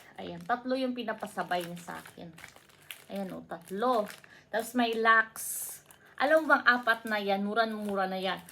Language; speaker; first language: Filipino; non-native, local second language; Cebuano